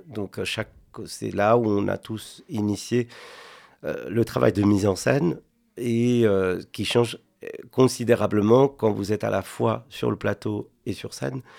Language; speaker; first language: French; non-native, fluent; Spanish